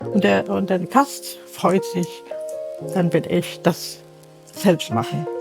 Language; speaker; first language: German; non-native, learner; Arabic